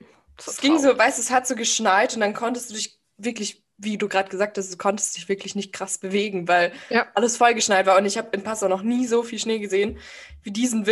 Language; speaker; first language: German; native; German